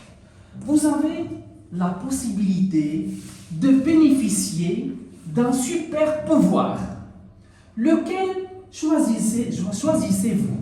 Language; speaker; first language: French; non-native, local second language; Arabic